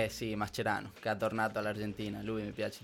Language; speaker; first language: Italian; non-native, learner; Spanish